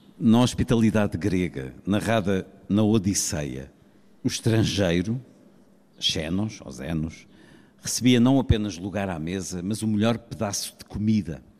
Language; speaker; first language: Portuguese; native; Portuguese